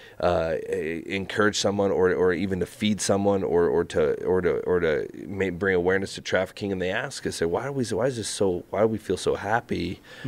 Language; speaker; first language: English; native; English